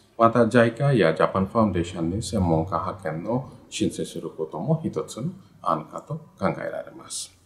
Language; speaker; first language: Japanese; non-native, fluent; Bangla